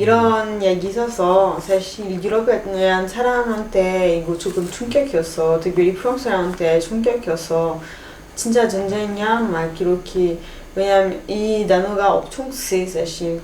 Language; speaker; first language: Korean; non-native, fluent; French